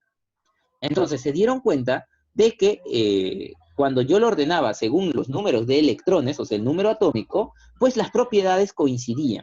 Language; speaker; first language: Spanish; native; Spanish